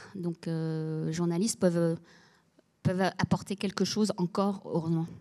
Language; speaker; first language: French; native; French